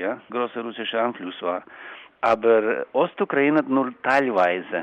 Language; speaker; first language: German; non-native, learner; Ukrainian